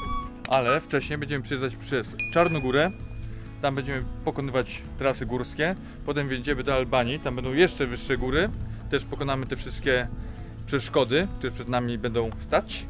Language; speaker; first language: Polish; native; Polish